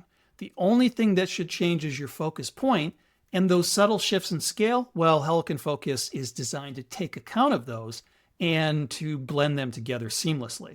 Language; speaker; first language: English; native; English